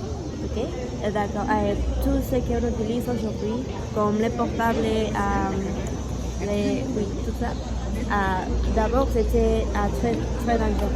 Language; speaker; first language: French; non-native, learner; Spanish